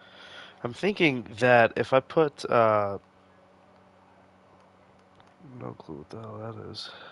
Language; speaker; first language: English; native; English